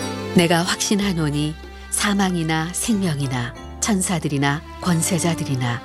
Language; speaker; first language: Korean; native; Korean